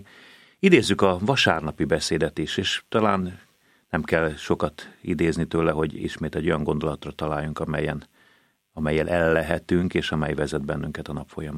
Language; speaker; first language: Hungarian; native; Hungarian